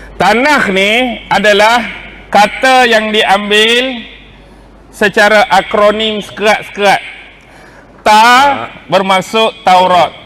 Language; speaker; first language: Malay; native; Malay